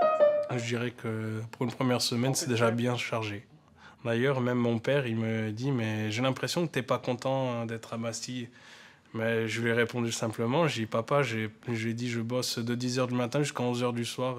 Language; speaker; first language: French; native; French